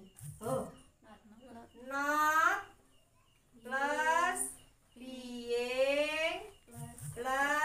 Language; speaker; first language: English; non-native, learner; Indonesian